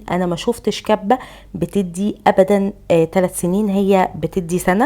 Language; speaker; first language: Arabic; native; Arabic